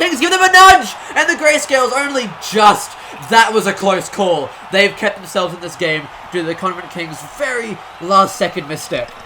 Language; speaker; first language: English; native; English